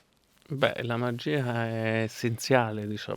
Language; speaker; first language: Italian; native; Italian